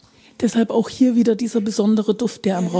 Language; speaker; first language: German; native; German